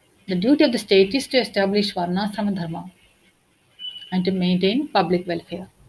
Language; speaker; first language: English; non-native, local second language; Malayalam